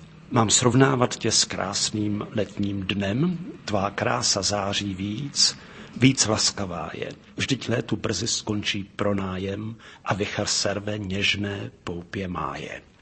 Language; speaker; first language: Czech; native; Czech